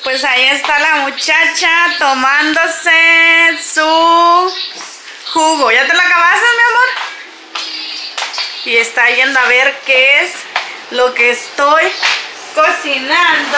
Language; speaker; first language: Spanish; native; Spanish